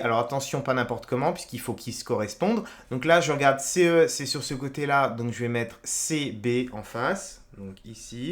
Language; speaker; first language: French; native; French